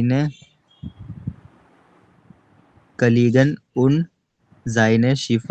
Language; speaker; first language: German; non-native, learner; Hindi